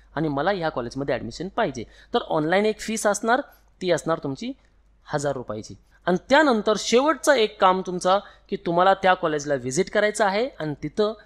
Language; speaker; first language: Marathi; non-native, local second language; Hindi